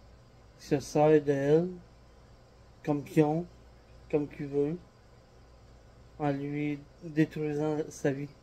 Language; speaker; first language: French; native; French